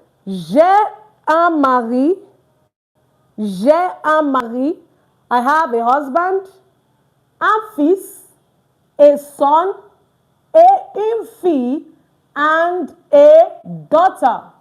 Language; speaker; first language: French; non-native, fluent; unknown